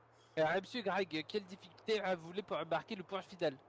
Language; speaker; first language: French; native; French